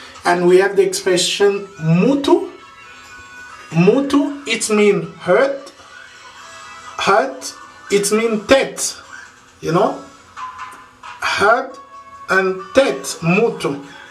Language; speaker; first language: English; non-native, fluent; Lingala